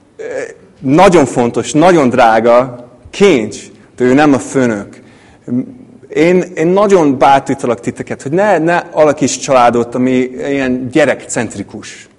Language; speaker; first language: Hungarian; non-native, fluent; English